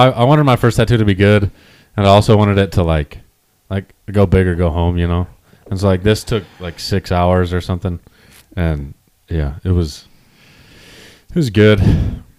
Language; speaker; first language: English; native; English